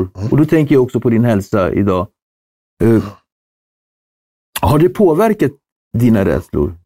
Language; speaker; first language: Swedish; native; Swedish